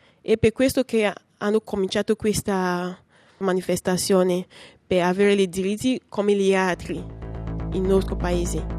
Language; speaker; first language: Italian; non-native, learner; English